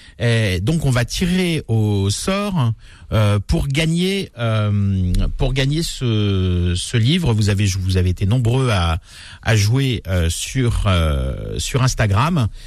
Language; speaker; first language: French; native; French